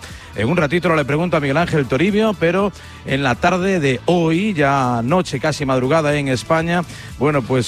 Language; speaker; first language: Spanish; native; Spanish